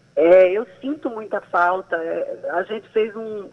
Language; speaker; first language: Portuguese; native; Portuguese